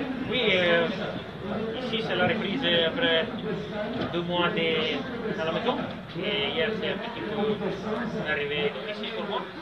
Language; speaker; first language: French; non-native, learner; Italian